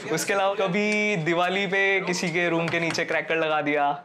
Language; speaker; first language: Hindi; native; Hindi